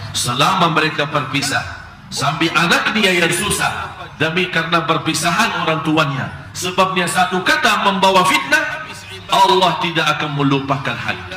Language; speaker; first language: Malay; non-native, fluent; Arabic